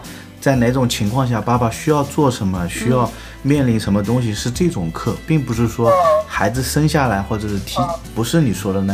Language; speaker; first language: Chinese; native; Chinese